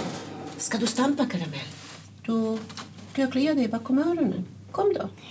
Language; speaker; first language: Swedish; non-native, fluent; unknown